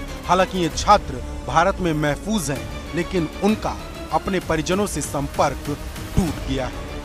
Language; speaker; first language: Hindi; native; Hindi